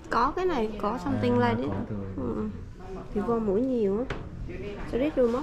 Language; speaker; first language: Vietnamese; non-native, learner; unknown